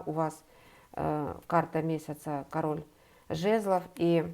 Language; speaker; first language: Russian; native; Russian